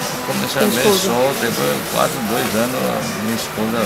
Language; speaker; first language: Portuguese; non-native, learner; Chinese